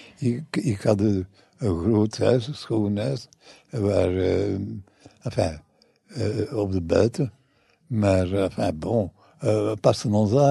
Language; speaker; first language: Dutch; non-native, fluent; English